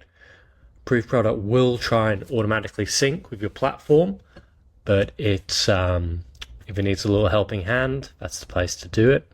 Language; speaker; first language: English; native; English